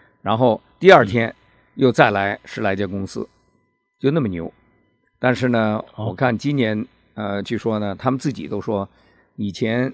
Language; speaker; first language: Chinese; native; Chinese